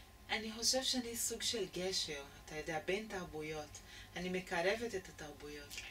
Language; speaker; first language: Hebrew; non-native, fluent; Portuguese